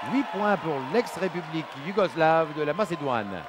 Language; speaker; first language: French; non-native, fluent; Turkish